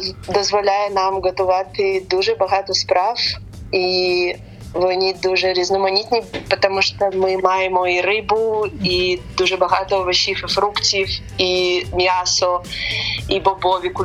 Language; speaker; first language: Ukrainian; non-native, local second language; Russian